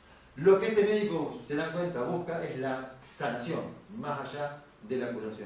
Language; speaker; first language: Spanish; native; Spanish